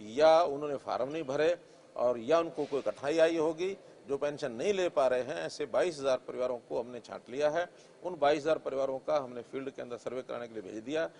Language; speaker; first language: Hindi; native; Hindi